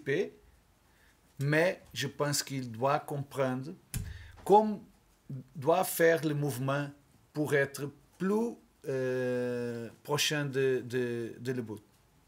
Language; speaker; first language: French; non-native, learner; Portuguese